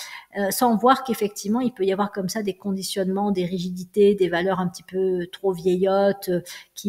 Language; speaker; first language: French; native; French